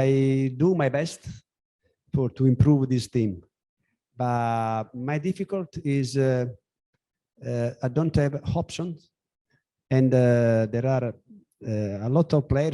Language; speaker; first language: English; non-native, learner; Italian